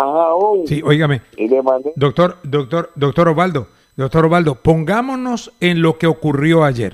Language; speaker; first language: Spanish; native; Spanish